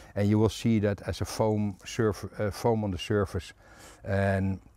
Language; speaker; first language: English; non-native, fluent; Dutch